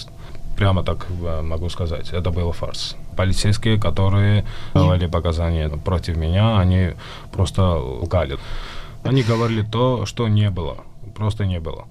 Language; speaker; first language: Russian; non-native, fluent; Georgian